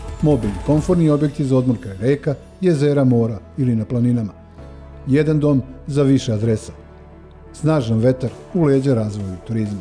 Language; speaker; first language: Serbian; native; Serbian